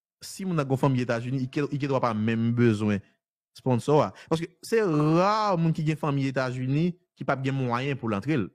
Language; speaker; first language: French; non-native, local second language; Haitian Creole